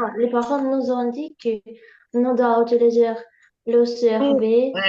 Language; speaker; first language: French; non-native, learner; Ukrainian